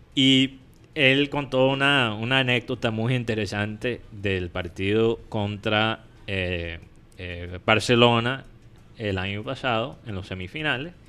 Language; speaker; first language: Spanish; non-native, fluent; English